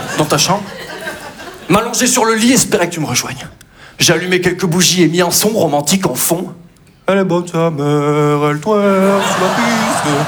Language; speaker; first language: French; native; French